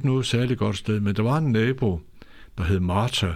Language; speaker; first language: Danish; native; Danish